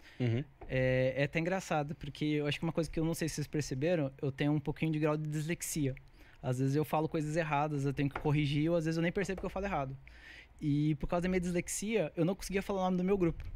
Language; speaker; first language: Portuguese; native; Portuguese